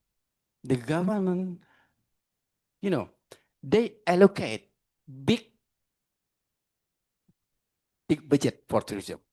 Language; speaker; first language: English; non-native, learner; Indonesian